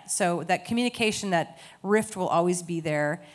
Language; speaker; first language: English; native; English